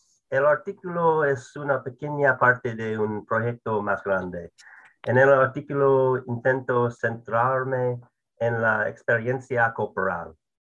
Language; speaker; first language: Spanish; non-native, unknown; English